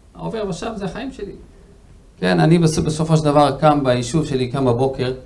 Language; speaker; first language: Hebrew; native; Hebrew